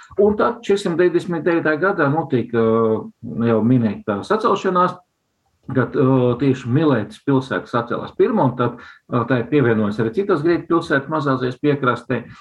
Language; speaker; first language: Latvian; non-native, local second language; Russian